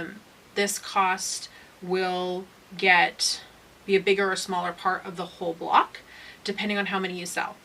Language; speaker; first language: English; native; English